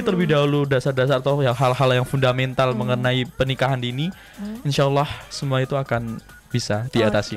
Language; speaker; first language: Indonesian; native; Indonesian